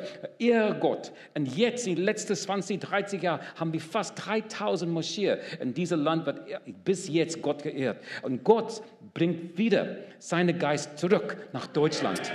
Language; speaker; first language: German; non-native, learner; English